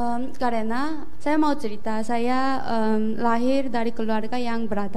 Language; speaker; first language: Indonesian; non-native, fluent; Korean